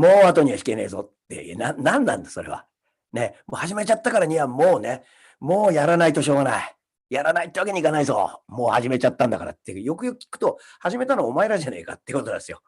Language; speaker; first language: Japanese; native; Japanese